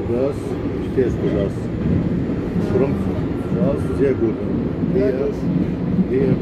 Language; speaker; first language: German; non-native, learner; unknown